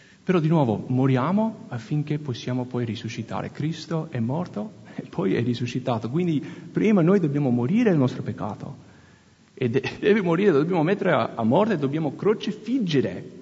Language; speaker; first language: Italian; non-native, fluent; English